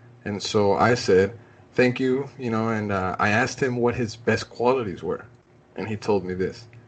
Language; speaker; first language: English; early bilingual, other home language; Spanish